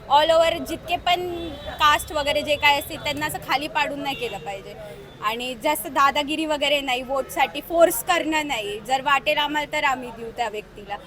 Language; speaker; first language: Marathi; native; Marathi